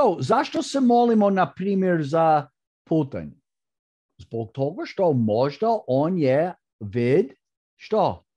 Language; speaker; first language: Croatian; early bilingual, heritage; Croatian